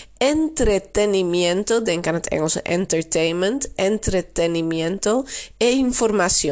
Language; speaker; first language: Spanish; non-native, fluent; Dutch